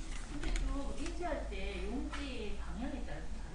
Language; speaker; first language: Korean; native; Korean